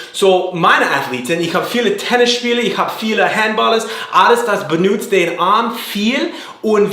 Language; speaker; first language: German; non-native, learner; English